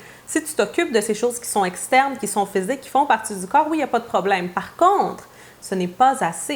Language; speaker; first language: French; native; French